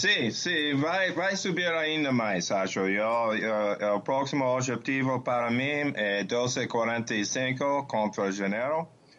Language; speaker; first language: Portuguese; non-native, fluent; English